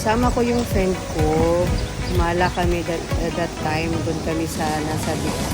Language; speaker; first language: Filipino; non-native, local second language; Cebuano